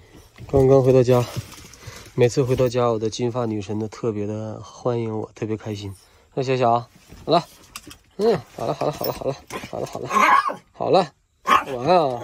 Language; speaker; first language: Chinese; native; Chinese